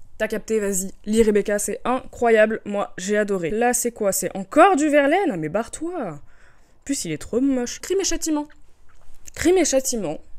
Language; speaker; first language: French; native; French